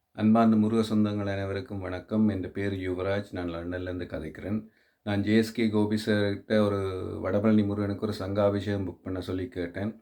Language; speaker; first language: Tamil; native; Tamil